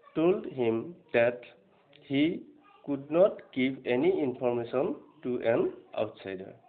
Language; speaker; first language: English; non-native, local second language; Assamese